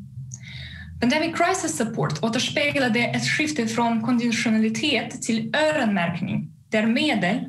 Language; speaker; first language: Swedish; non-native, fluent; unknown